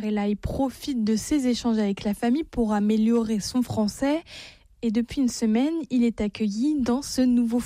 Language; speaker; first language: French; native; French